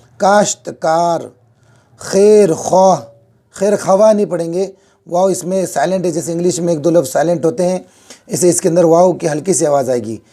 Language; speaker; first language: Urdu; native; Urdu